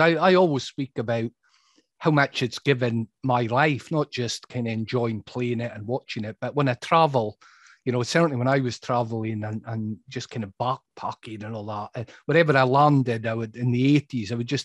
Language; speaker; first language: English; native; English